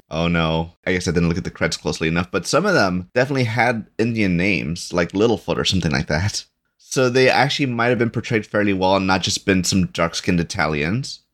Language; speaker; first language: English; early bilingual, other home language; Spanish